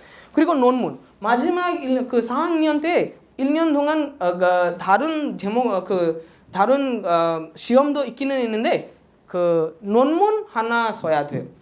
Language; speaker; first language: Korean; non-native, fluent; Odia